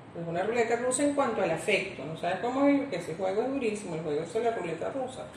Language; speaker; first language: Spanish; native; Spanish